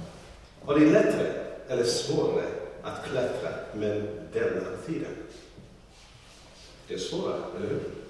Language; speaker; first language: Swedish; non-native, learner; English